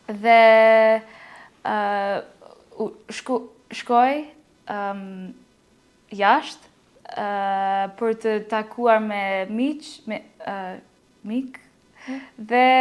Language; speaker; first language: Albanian; non-native, learner; English